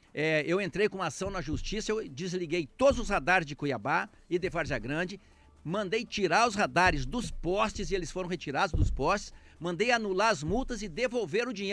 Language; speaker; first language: Portuguese; native; Portuguese